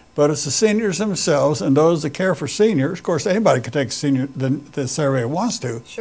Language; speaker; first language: English; native; English